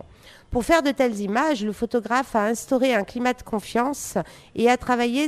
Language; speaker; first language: French; native; French